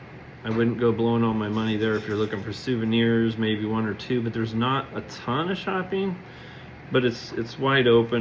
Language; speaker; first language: English; native; English